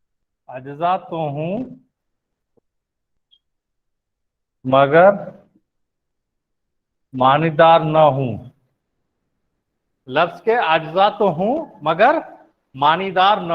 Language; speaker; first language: Urdu; native; Urdu